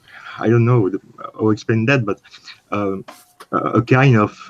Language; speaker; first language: English; non-native, learner; French